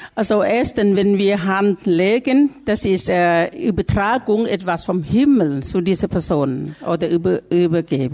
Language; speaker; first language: German; non-native, learner; Thai